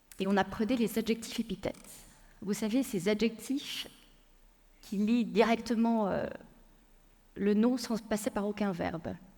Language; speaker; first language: French; early bilingual, other home language; Persian